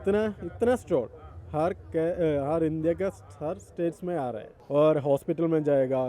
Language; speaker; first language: Hindi; non-native, local second language; Malayalam